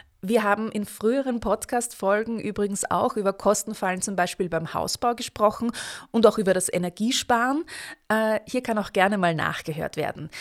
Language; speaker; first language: German; native; German